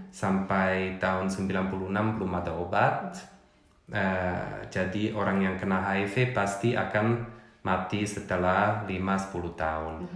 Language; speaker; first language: Indonesian; non-native, fluent; German